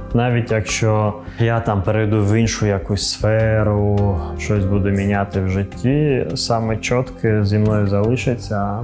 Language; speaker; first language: Ukrainian; non-native, local second language; Crimean Tatar